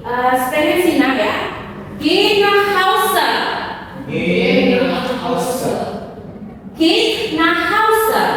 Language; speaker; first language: German; non-native, fluent; Indonesian